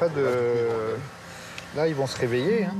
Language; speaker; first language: French; native; French